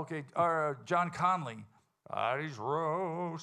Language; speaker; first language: English; native; English